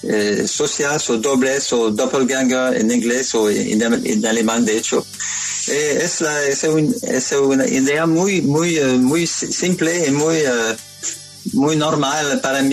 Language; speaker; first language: Spanish; non-native, learner; French